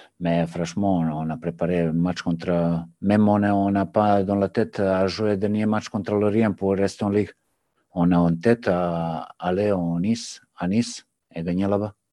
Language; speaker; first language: French; non-native, learner; Serbian